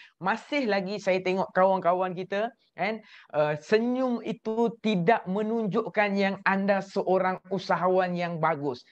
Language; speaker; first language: Malay; native; Malay